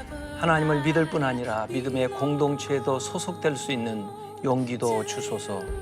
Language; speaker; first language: Korean; native; Korean